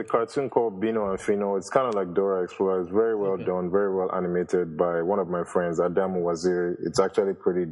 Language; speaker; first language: English; non-native, local second language; Yoruba